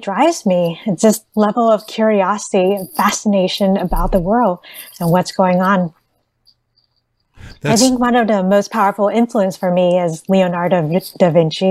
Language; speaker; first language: English; early bilingual, other home language; Vietnamese